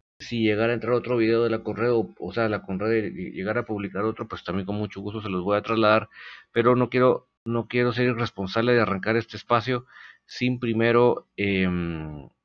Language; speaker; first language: Spanish; native; Spanish